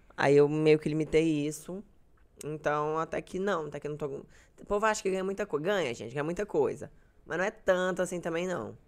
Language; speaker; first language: Portuguese; native; Portuguese